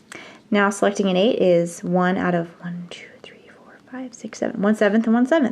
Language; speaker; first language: English; native; English